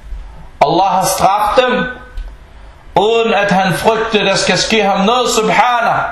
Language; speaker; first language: Danish; non-native, fluent; Arabic